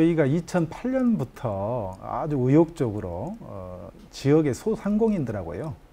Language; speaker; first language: Korean; native; Korean